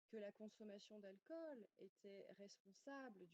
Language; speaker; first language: French; native; French